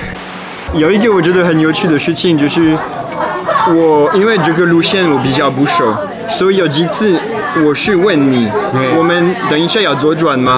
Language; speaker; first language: Chinese; non-native, fluent; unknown